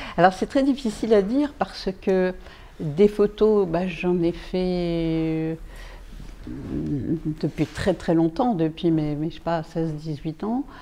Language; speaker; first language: French; native; French